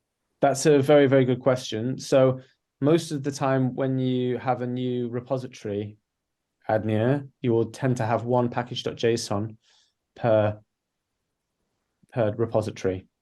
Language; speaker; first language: English; native; English